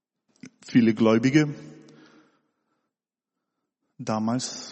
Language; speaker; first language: German; non-native, fluent; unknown